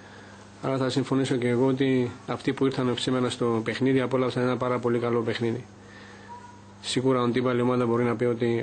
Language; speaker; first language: Greek; non-native, fluent; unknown